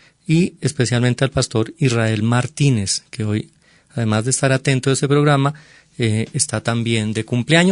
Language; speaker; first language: Spanish; native; Spanish